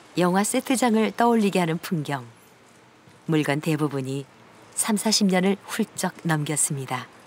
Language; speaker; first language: Korean; native; Korean